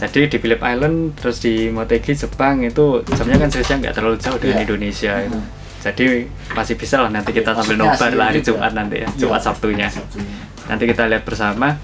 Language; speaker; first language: Indonesian; native; Indonesian